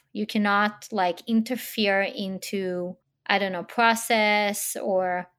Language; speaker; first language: English; non-native, fluent; Hebrew